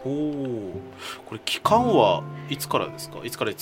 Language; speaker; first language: Japanese; native; Japanese